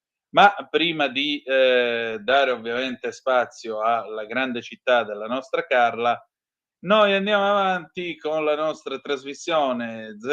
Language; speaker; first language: Italian; native; Italian